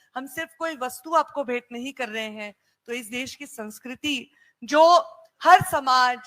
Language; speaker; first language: Hindi; non-native, local second language; Marathi